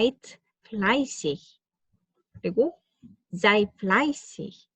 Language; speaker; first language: German; non-native, fluent; Korean